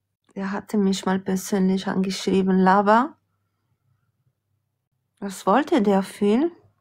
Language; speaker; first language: German; early bilingual, other home language; Italian